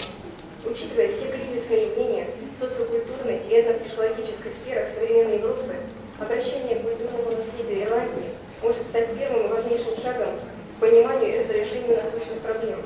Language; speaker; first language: Russian; native; Russian